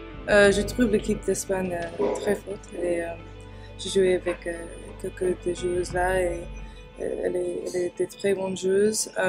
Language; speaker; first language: French; early bilingual, heritage; English